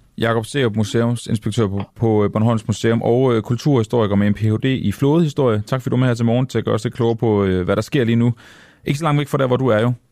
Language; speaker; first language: Danish; native; Danish